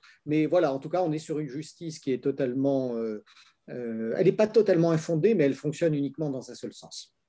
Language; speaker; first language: French; native; French